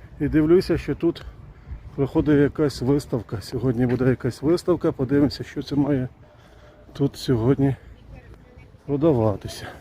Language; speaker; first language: Ukrainian; native; Ukrainian